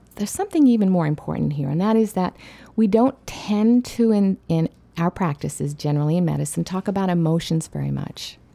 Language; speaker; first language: English; native; English